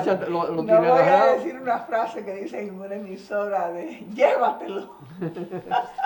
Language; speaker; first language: Spanish; native; Spanish